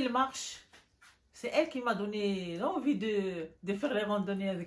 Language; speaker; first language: French; non-native, local second language; Arabic